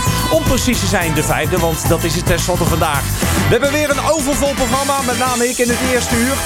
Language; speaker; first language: Dutch; native; Dutch